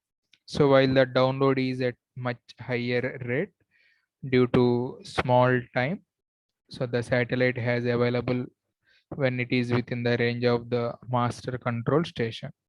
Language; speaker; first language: English; non-native, local second language; Telugu